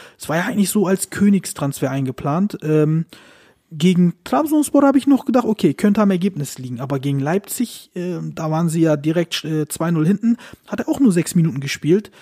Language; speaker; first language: German; early bilingual, other home language; Turkish